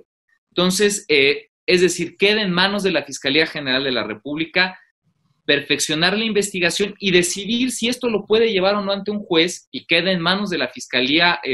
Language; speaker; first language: Spanish; native; Spanish